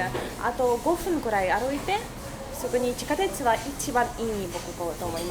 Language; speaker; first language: Japanese; non-native, fluent; Russian